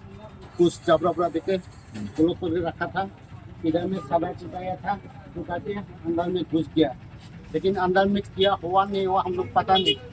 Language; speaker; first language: Hindi; non-native, local second language; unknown